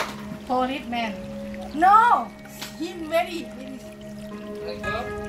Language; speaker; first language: English; non-native, learner; Thai